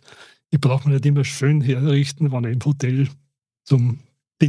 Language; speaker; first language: German; native; German